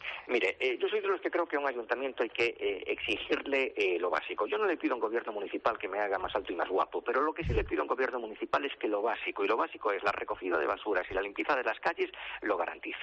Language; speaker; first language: Spanish; native; Spanish